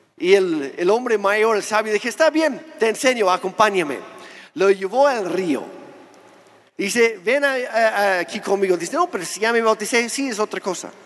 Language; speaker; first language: Spanish; non-native, fluent; English